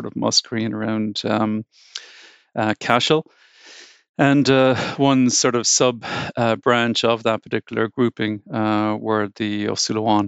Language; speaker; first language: English; native; English